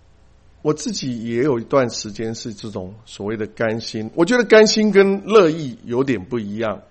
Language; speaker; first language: Chinese; native; Chinese